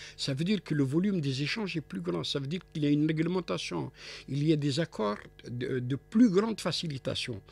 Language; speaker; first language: French; non-native, local second language; Arabic